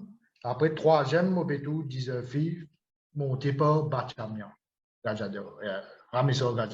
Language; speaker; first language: French; non-native, local second language; Morisyen